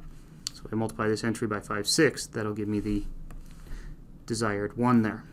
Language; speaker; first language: English; native; English